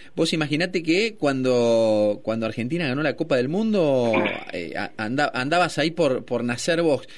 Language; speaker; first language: Spanish; native; Spanish